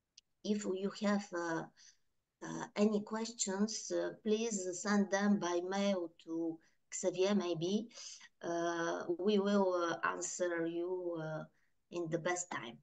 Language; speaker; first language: English; non-native, learner; French